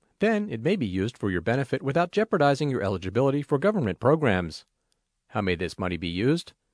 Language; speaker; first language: English; native; English